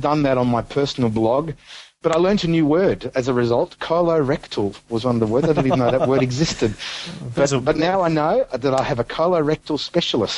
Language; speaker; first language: English; native; English